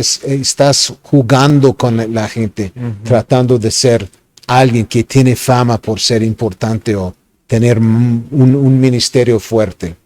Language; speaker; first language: Spanish; non-native, fluent; English